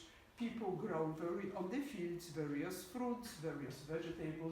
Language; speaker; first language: English; non-native, fluent; Polish